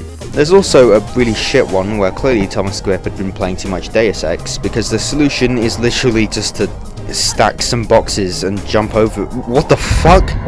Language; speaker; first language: English; native; English